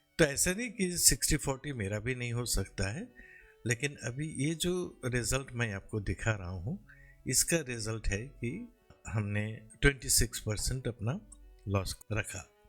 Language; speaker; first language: Hindi; non-native, local second language; Bangla